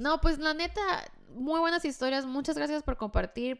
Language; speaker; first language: Spanish; early bilingual, heritage; Spanish